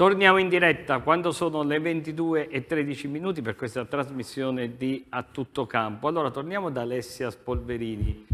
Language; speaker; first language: Italian; native; Italian